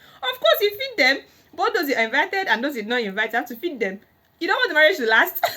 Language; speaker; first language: English; non-native, local second language; Igbo